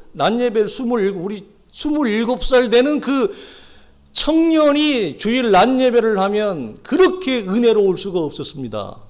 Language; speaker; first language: Korean; native; Korean